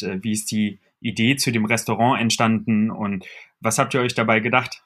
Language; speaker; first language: German; native; German